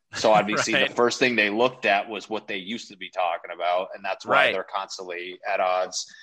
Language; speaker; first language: English; native; English